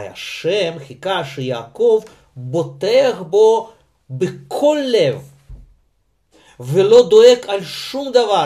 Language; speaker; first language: Hebrew; non-native, fluent; Russian